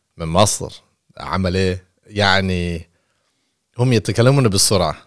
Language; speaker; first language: Arabic; non-native, learner; English